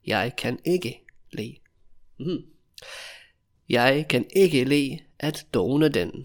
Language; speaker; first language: Danish; non-native, fluent; English